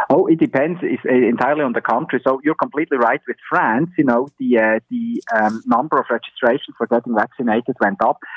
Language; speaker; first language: English; non-native, fluent; German